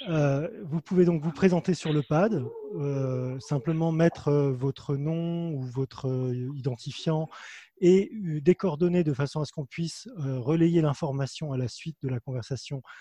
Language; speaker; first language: French; native; French